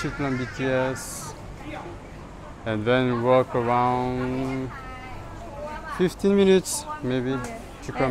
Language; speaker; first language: English; non-native, fluent; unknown